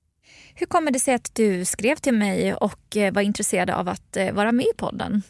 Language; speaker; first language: Swedish; native; Swedish